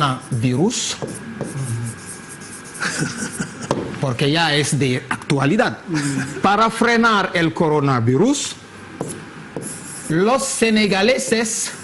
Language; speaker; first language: Spanish; non-native, fluent; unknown